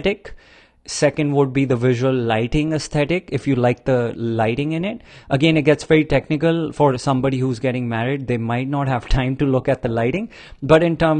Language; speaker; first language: English; non-native, local second language; Punjabi